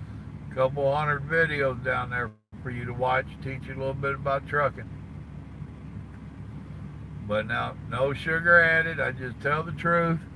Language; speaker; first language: English; native; English